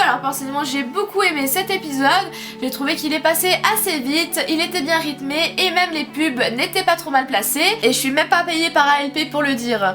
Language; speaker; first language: French; native; French